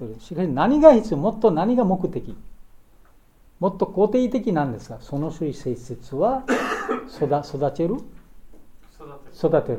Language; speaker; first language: Japanese; non-native, learner; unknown